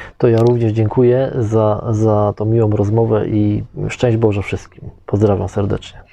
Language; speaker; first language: Polish; native; Polish